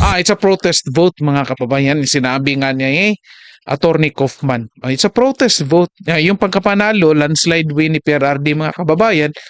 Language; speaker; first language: Filipino; non-native, local second language; Cebuano